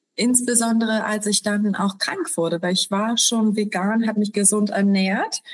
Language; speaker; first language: German; early bilingual, other home language; Polish